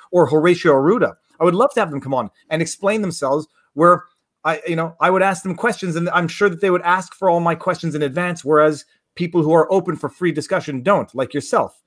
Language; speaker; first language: English; native; English